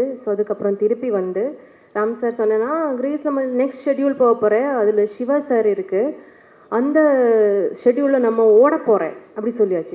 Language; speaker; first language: Tamil; non-native, learner; Malayalam